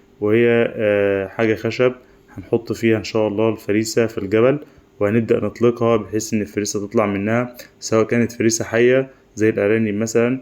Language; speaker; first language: Arabic; native; Arabic